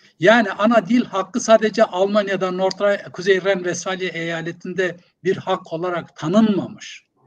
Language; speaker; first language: Turkish; non-native, local second language; Zaza